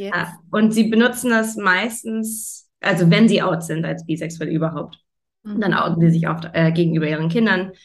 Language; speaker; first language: German; early bilingual, heritage; German